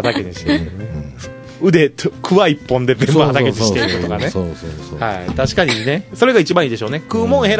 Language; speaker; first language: Japanese; native; Japanese